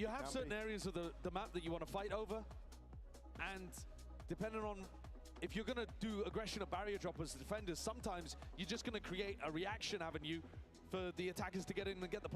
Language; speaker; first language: English; native; English